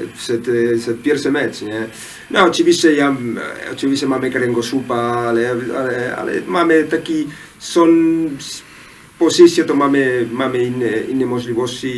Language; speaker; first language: Polish; non-native, learner; Spanish